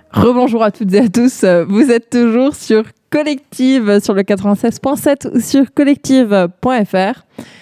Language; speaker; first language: French; native; French